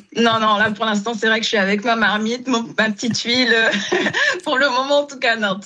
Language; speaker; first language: French; non-native, local second language; Wolof